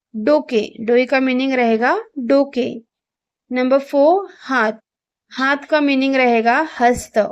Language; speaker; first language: Hindi; non-native, local second language; Marathi